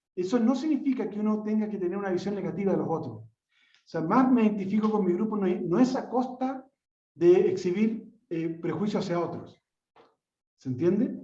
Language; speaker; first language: Spanish; native; Spanish